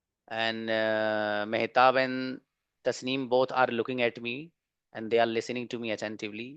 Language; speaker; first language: English; non-native, local second language; Hindi